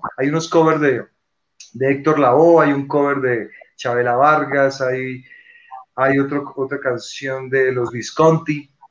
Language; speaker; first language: Spanish; native; Spanish